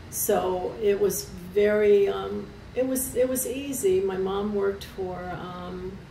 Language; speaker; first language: English; native; English